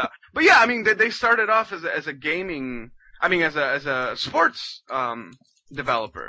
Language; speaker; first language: English; non-native, fluent; Spanish